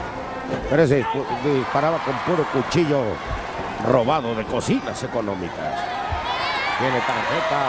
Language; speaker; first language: Spanish; native; Spanish